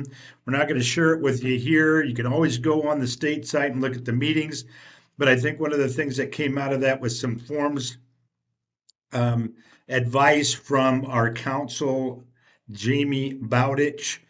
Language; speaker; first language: English; native; English